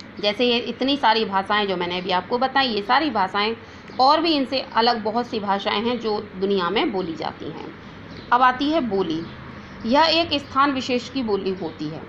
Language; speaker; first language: Hindi; native; Hindi